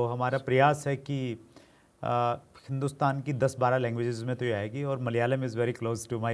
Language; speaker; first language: Hindi; native; Hindi